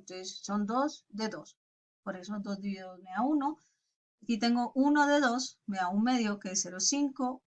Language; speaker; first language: Spanish; native; Spanish